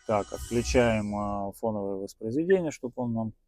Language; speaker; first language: Russian; native; Russian